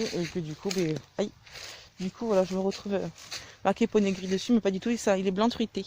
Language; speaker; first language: French; native; French